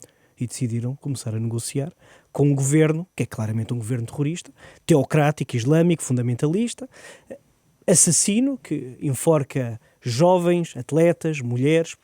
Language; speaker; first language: Portuguese; native; Portuguese